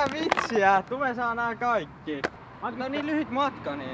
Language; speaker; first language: Finnish; native; Finnish